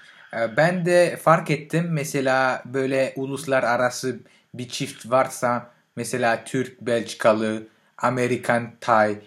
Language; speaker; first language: Turkish; non-native, fluent; French